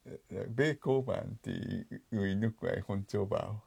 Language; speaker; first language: Vietnamese; non-native, fluent; Japanese